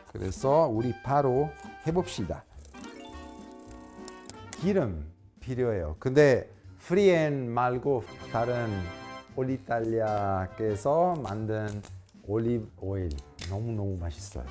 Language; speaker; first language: Korean; non-native, fluent; Italian